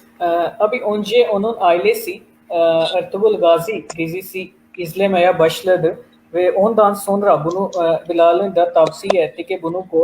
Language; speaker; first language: Turkish; non-native, learner; Urdu